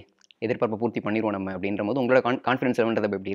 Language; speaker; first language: Tamil; native; Tamil